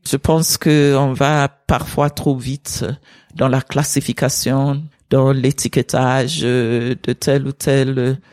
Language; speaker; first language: French; non-native, fluent; English